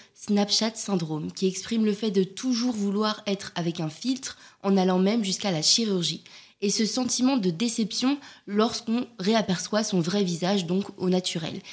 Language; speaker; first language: French; native; French